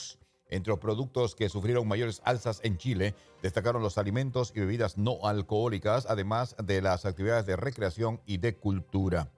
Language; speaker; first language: Spanish; native; Spanish